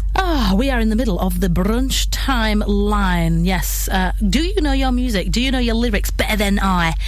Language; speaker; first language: English; native; English